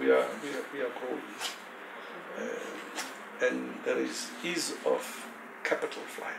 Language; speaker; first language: English; non-native, local second language; Tswana